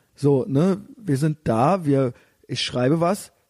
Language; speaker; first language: German; native; German